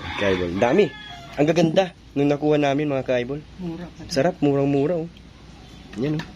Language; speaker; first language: Filipino; native; Filipino